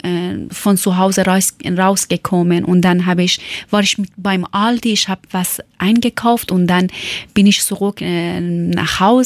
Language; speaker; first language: German; non-native, learner; Persian